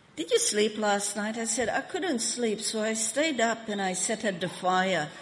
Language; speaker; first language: English; non-native, fluent; Hungarian